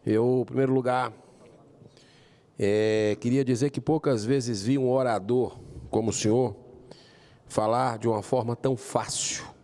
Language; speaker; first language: Portuguese; native; Portuguese